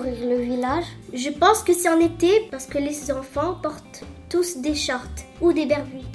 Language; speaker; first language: French; non-native, local second language; Arabic